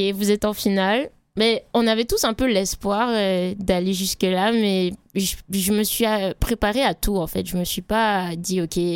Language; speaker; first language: French; native; French